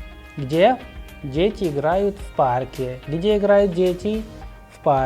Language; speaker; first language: Russian; non-native, fluent; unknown